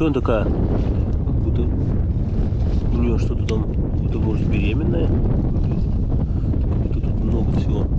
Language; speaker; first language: Russian; native; Russian